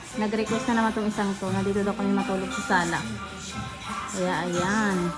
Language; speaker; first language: Filipino; non-native, local second language; Cebuano